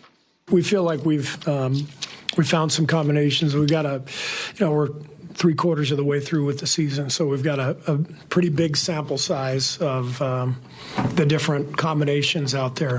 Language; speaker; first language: English; native; English